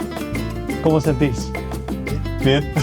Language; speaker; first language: Spanish; non-native, learner; English